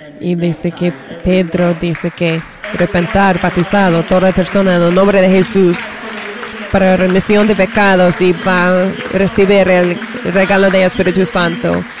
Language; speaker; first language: Spanish; non-native, learner; English